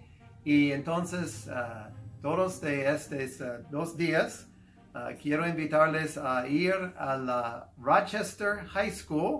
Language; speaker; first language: Spanish; non-native, fluent; English